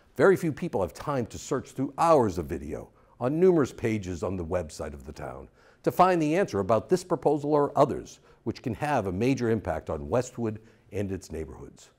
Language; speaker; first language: English; native; English